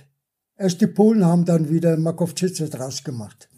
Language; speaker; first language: German; early bilingual, other home language; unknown